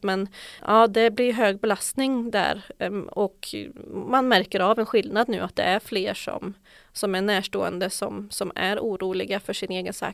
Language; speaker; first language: Swedish; native; Swedish